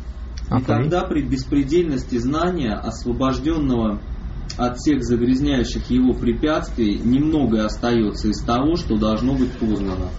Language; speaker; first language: Russian; native; Russian